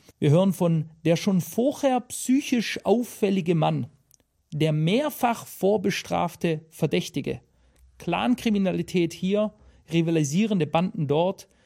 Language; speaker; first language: German; native; German